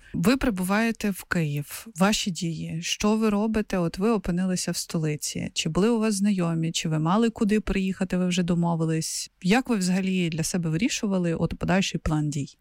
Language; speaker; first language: Ukrainian; native; Ukrainian